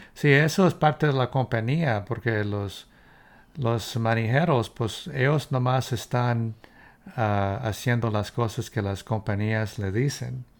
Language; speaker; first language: Spanish; early bilingual, heritage; Spanish